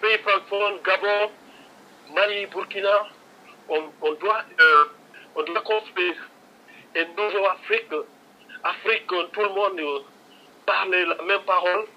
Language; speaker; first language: French; non-native, local second language; Wolof